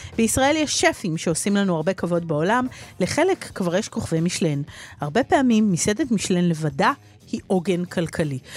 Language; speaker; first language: Hebrew; native; Hebrew